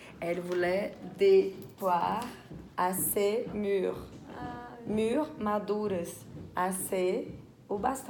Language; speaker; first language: French; non-native, fluent; Portuguese